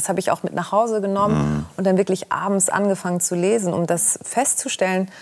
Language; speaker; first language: German; early bilingual, other home language; Greek